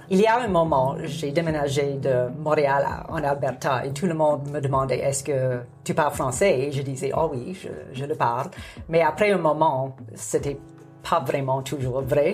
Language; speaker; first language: French; non-native, local second language; English